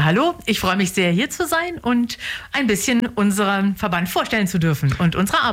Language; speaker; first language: German; native; German